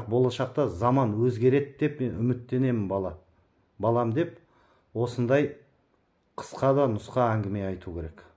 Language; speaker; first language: Kazakh; native; Kazakh